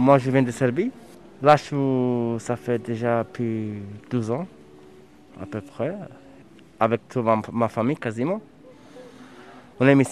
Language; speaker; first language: French; non-native, fluent; Serbian